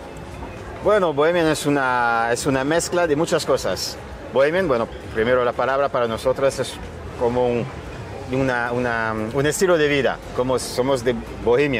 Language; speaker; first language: Spanish; non-native, fluent; French